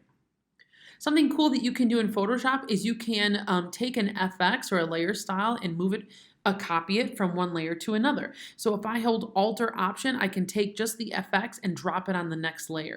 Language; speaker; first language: English; native; English